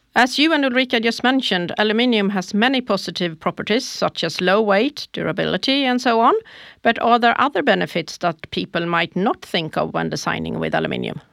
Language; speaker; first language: English; non-native, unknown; Swedish